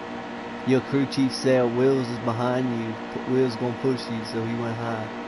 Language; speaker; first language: English; native; English